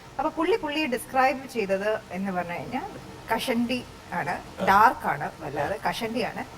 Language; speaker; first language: Malayalam; native; Malayalam